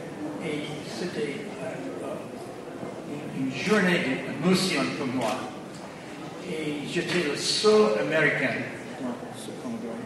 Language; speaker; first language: French; non-native, fluent; English